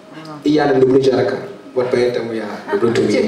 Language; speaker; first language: Russian; non-native, learner; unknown